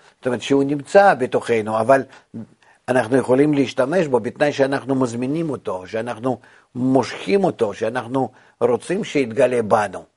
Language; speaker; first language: Hebrew; non-native, fluent; Russian